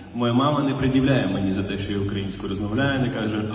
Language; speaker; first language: Ukrainian; non-native, local second language; Russian